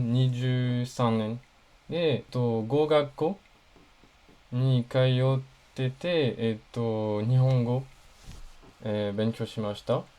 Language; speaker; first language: Japanese; non-native, learner; French